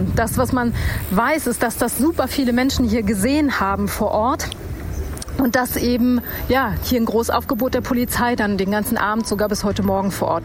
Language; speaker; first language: German; native; German